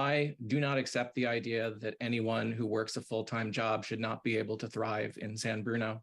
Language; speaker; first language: English; native; English